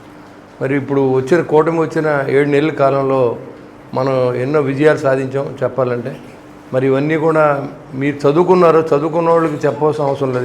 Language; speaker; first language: Telugu; native; Telugu